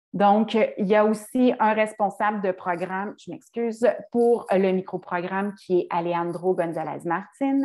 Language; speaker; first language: French; native; French